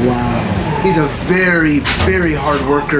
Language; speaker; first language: English; native; English